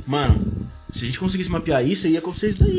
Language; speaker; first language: Portuguese; native; Portuguese